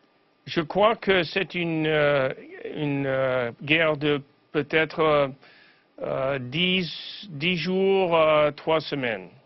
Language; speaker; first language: French; non-native, fluent; English